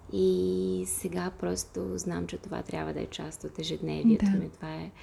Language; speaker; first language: Bulgarian; non-native, fluent; Russian